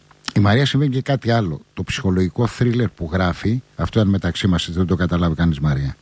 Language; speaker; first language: Greek; native; Greek